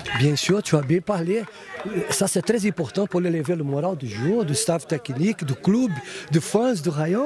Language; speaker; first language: French; non-native, fluent; Portuguese